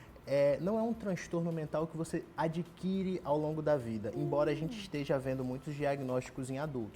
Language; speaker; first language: Portuguese; native; Portuguese